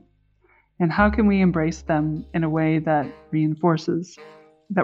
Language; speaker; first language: English; native; English